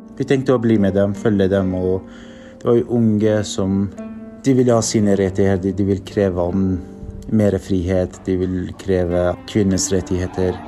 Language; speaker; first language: Norwegian; non-native, fluent; Persian